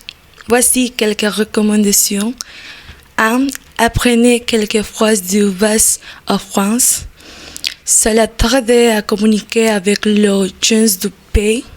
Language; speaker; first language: French; non-native, learner; Spanish